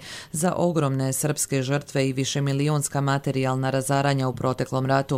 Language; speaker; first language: Serbian; native; Serbian